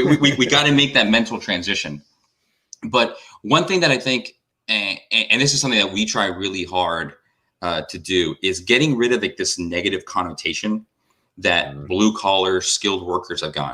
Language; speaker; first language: English; native; English